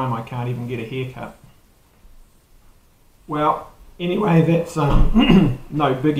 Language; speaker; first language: English; native; English